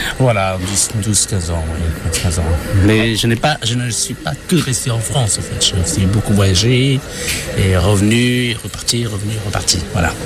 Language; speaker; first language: French; non-native, fluent; Khmer